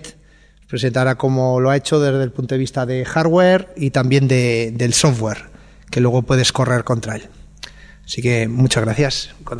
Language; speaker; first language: Spanish; native; Spanish